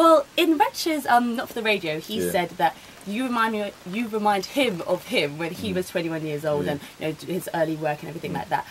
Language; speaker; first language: English; native; English